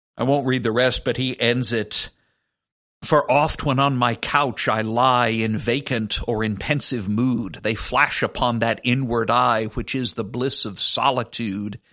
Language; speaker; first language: English; native; English